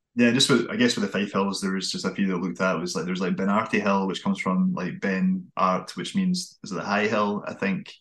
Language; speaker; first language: English; native; English